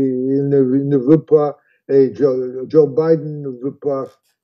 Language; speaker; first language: French; non-native, fluent; English